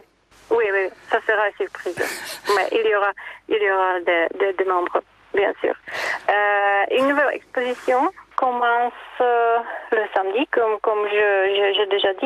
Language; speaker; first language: French; non-native, learner; Czech